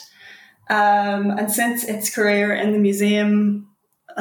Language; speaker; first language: English; native; English